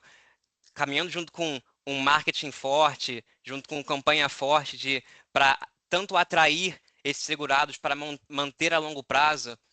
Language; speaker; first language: Portuguese; native; Portuguese